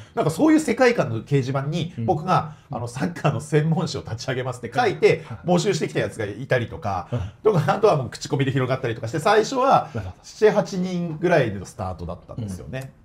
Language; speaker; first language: Japanese; native; Japanese